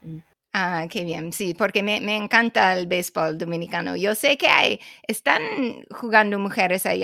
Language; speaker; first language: Spanish; non-native, fluent; English